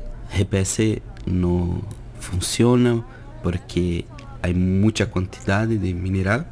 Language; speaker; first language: Spanish; non-native, fluent; Portuguese